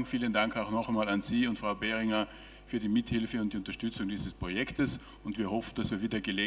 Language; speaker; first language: German; native; German